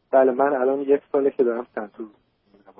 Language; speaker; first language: Persian; early bilingual, heritage; Persian